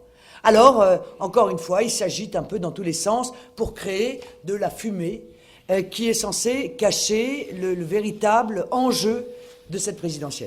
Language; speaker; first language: French; native; French